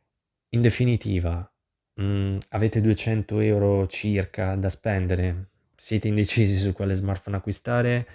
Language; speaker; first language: Italian; native; Italian